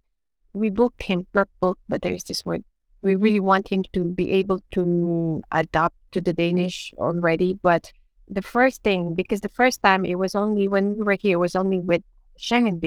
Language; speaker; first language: English; non-native, local second language; Iloko